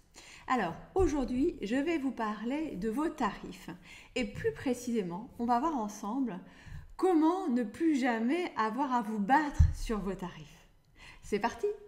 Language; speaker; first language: French; native; French